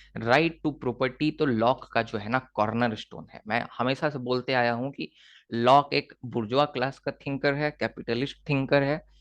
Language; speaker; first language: Hindi; native; Hindi